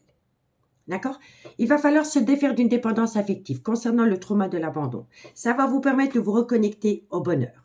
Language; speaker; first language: French; native; French